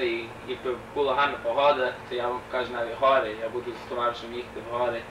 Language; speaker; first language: Ukrainian; early bilingual, heritage; Ukrainian